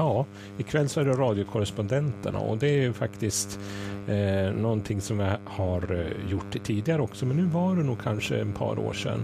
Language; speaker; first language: Swedish; native; Swedish